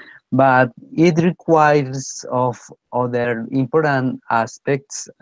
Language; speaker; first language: English; non-native, fluent; Spanish